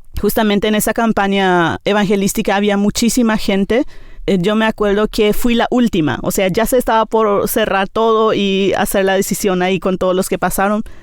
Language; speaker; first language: Spanish; non-native, local second language; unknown